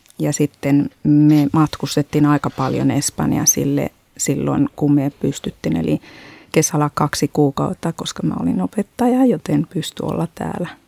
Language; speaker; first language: Finnish; non-native, fluent; Spanish